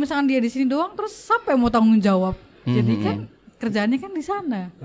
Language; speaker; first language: Indonesian; native; Indonesian